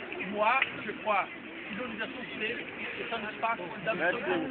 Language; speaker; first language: French; non-native, fluent; Portuguese